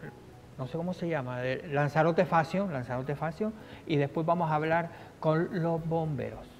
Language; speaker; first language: Spanish; native; Spanish